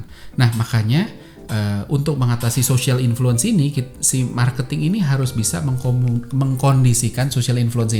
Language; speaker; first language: Indonesian; native; Indonesian